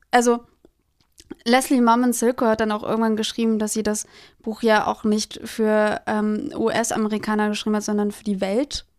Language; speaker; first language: German; early bilingual, other home language; Greek